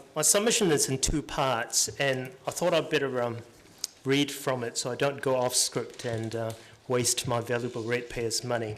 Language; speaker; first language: English; native; English